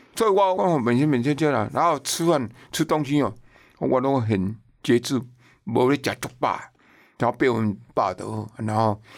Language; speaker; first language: Min Nan Chinese; native; Min Nan Chinese